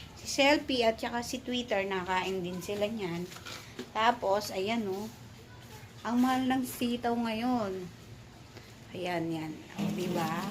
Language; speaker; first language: Filipino; native; Filipino